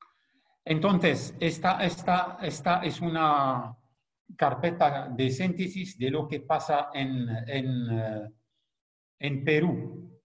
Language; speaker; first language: Spanish; non-native, fluent; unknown